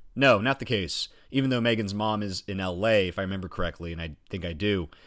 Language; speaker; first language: English; native; English